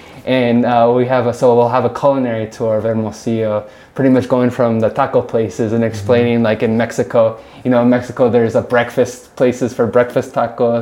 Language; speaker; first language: English; native; English